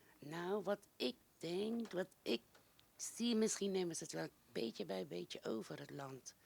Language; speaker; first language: Dutch; native; Dutch